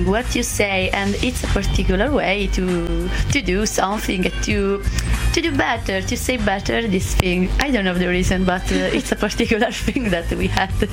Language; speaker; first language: English; non-native, learner; Italian